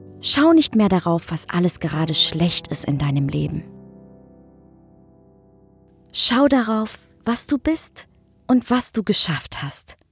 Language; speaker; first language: German; native; German